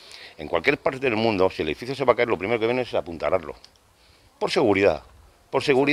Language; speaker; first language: Spanish; native; Spanish